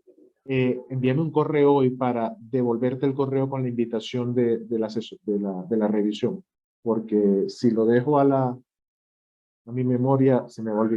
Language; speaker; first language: Spanish; native; Spanish